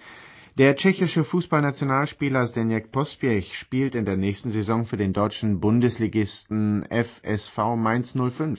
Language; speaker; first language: German; native; German